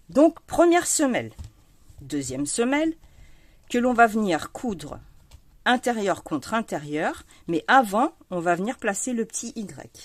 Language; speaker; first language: French; native; French